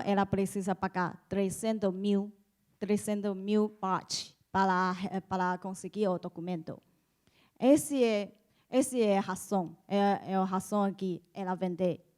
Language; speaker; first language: Portuguese; non-native, learner; Chinese